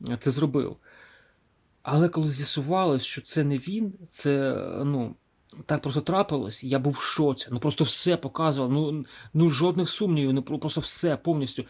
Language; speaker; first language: Ukrainian; non-native, local second language; Russian